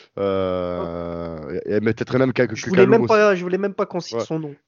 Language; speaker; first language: French; native; French